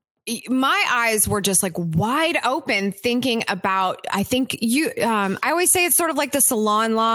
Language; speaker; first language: English; native; English